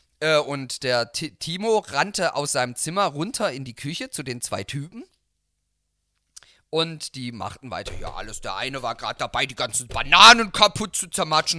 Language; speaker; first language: German; native; German